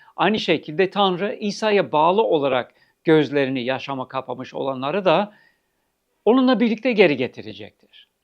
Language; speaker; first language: Turkish; non-native, fluent; English